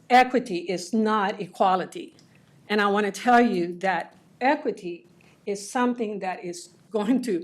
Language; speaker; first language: English; early bilingual, other home language; Spanish